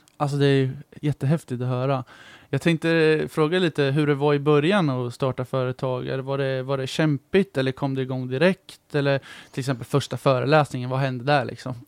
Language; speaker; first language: Swedish; native; Swedish